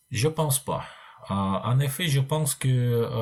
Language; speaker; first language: French; non-native, fluent; Russian